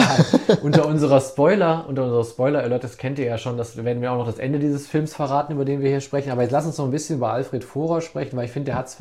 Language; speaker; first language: German; native; German